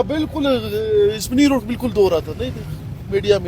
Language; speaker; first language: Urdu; non-native, local second language; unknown